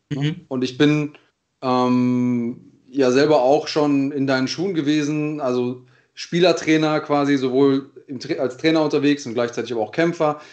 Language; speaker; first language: German; native; German